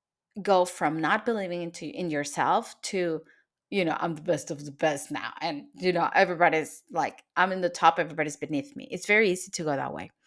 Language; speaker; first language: English; non-native, fluent; Spanish